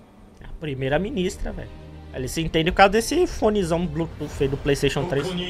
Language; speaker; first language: Portuguese; native; Portuguese